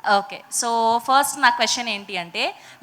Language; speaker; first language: Telugu; native; Telugu